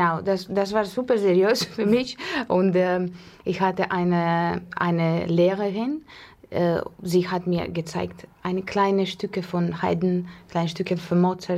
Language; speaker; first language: German; non-native, learner; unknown